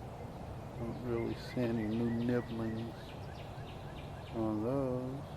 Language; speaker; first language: English; native; English